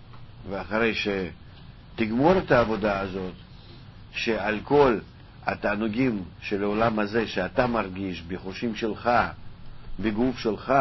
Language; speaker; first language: Hebrew; non-native, fluent; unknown